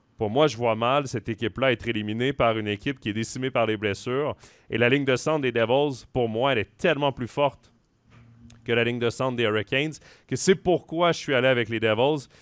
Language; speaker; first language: French; native; French